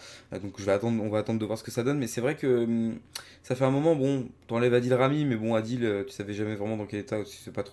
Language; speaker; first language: French; native; French